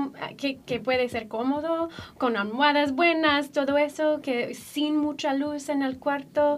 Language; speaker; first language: Spanish; non-native, fluent; English